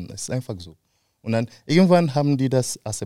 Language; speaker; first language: German; non-native, fluent; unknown